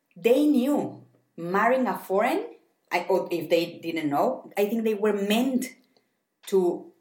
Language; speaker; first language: English; non-native, fluent; Spanish